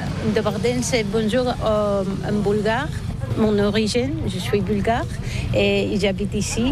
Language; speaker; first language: French; non-native, learner; Bulgarian